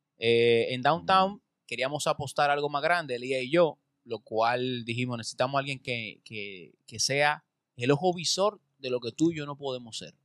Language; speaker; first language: Spanish; native; Spanish